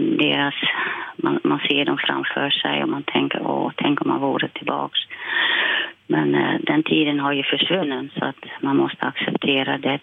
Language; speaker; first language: Swedish; non-native, fluent; Dutch